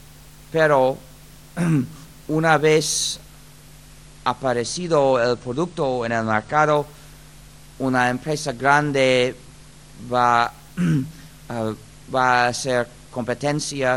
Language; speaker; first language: Spanish; non-native, fluent; English